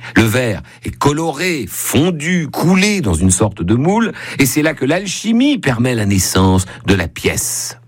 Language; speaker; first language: French; native; French